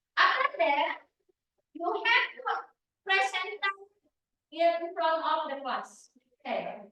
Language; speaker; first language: English; non-native, learner; Indonesian